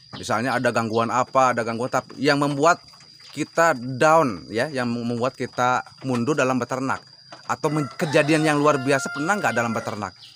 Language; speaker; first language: Indonesian; non-native, local second language; Javanese